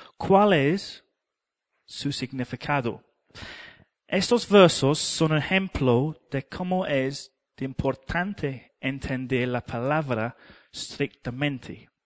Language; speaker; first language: Spanish; non-native, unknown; English